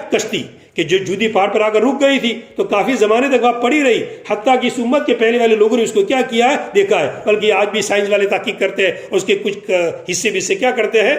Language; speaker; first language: Urdu; non-native, local second language; Gujarati